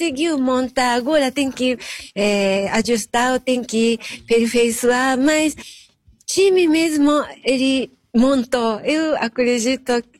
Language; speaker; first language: Portuguese; non-native, learner; Japanese